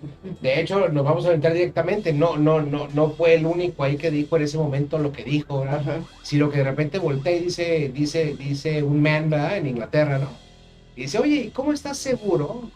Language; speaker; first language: Spanish; native; Spanish